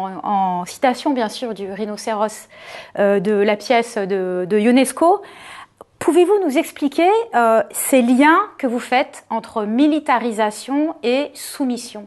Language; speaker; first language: French; native; French